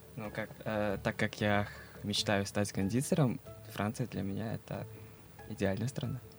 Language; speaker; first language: Russian; non-native, fluent; Mongolian